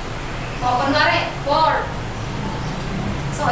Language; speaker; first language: Filipino; native; Filipino